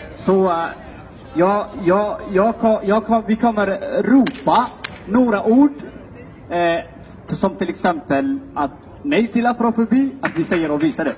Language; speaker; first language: Swedish; non-native, fluent; Somali